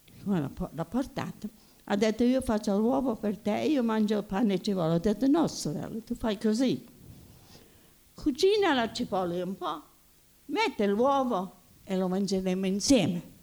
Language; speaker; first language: Italian; early bilingual, heritage; Italian